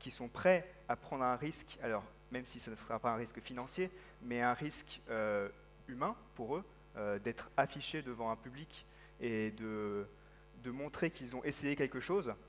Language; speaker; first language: French; native; French